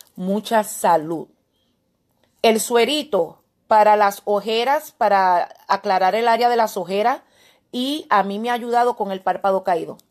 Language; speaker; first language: Spanish; native; Spanish